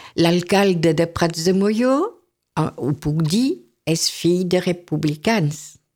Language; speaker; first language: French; native; French